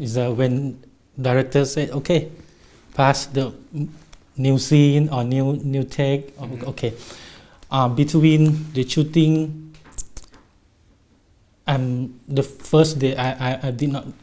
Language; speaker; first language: English; non-native, learner; Thai